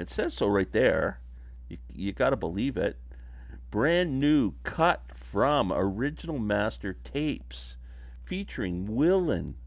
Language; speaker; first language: English; native; English